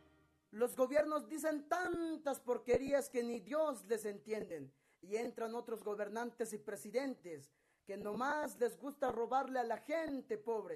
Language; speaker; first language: Spanish; native; Spanish